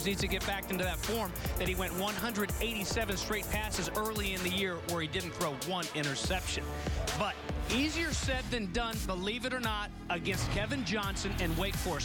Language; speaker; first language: English; native; English